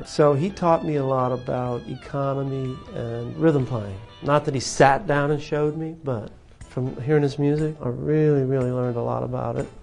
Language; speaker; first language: English; native; English